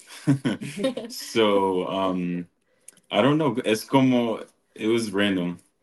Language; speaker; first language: English; early bilingual, other home language; Spanish